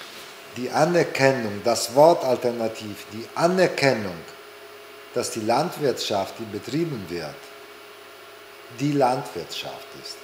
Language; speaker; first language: German; non-native, fluent; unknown